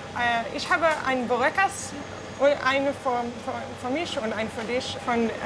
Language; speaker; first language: German; non-native, learner; Hebrew